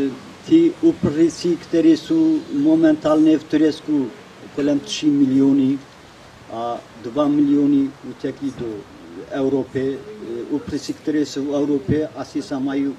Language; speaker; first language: Czech; non-native, learner; Kurdish